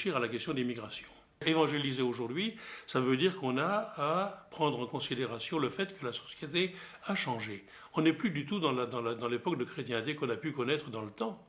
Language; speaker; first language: French; native; French